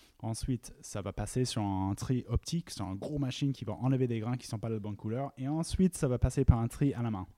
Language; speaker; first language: French; non-native, fluent; English